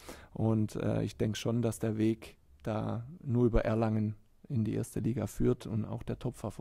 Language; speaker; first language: German; native; German